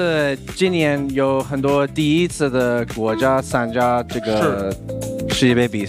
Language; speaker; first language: Chinese; non-native, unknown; English